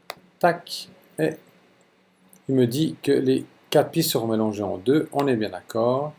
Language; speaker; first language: French; native; French